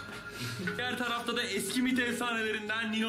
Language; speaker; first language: Turkish; native; Turkish